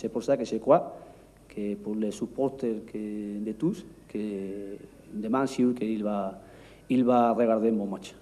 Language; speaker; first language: French; non-native, learner; Spanish